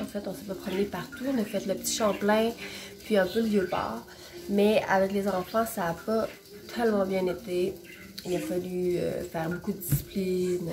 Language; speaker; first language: French; native; French